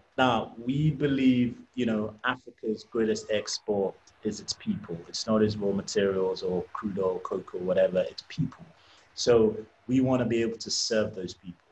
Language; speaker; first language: English; native; English